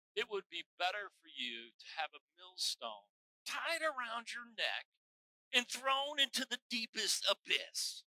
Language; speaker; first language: English; native; English